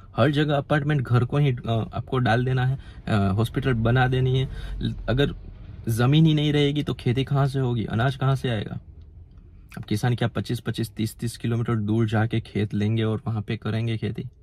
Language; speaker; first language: Hindi; non-native, local second language; Gujarati